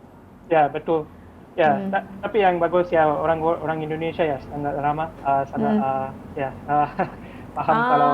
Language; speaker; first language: Indonesian; non-native, fluent; English